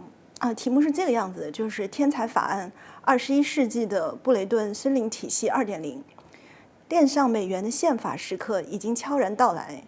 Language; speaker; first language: Chinese; native; Chinese